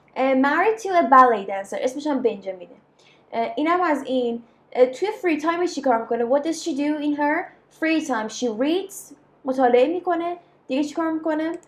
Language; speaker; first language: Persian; native; Persian